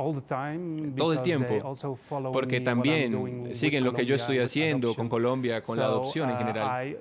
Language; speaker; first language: Spanish; non-native, fluent; Dutch